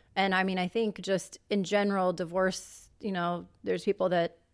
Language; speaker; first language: English; native; English